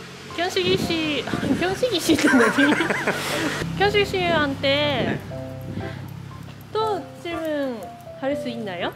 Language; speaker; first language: Korean; non-native, learner; Japanese